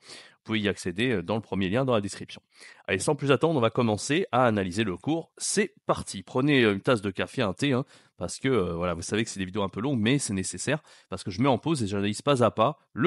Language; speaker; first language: French; native; French